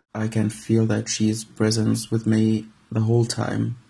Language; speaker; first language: English; non-native, fluent; Arabic